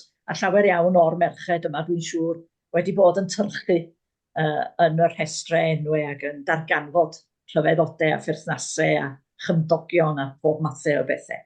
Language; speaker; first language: Welsh; native; Welsh